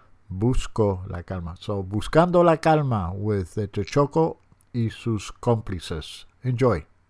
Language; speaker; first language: Spanish; early bilingual, heritage; Spanish